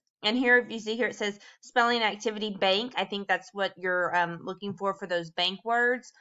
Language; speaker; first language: English; native; English